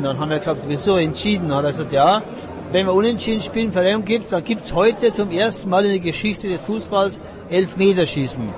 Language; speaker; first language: German; native; German